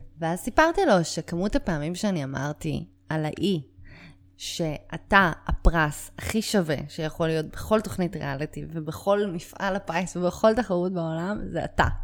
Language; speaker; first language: Hebrew; native; Hebrew